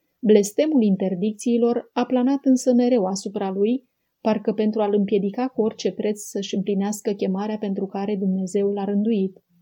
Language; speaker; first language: Romanian; native; Romanian